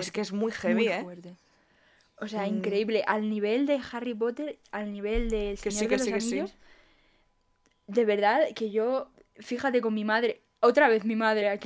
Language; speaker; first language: Spanish; native; Spanish